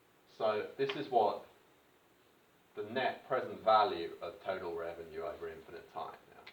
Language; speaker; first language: English; native; English